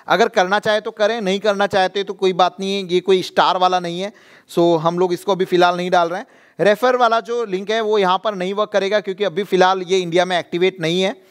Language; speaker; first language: Hindi; non-native, local second language; Gujarati